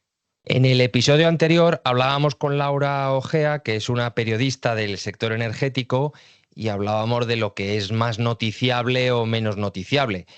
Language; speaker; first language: Spanish; native; Spanish